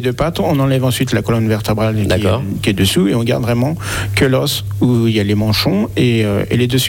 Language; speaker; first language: French; native; French